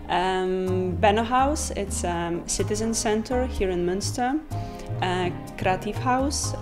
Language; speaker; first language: English; non-native, fluent; Polish